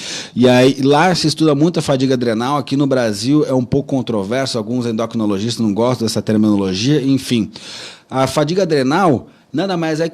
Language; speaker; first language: Portuguese; native; Portuguese